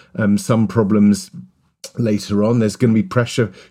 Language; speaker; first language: English; native; English